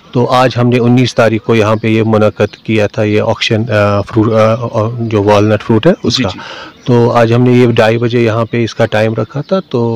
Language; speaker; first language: Hindi; non-native, local second language; Kashmiri